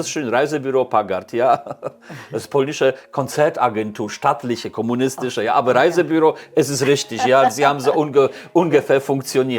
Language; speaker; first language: German; non-native, fluent; Polish